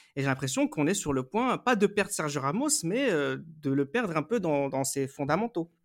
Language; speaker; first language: French; native; French